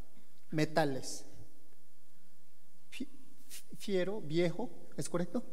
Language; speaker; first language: Spanish; non-native, learner; Korean